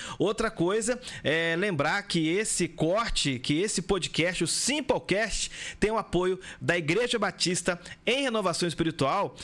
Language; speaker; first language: Portuguese; native; Portuguese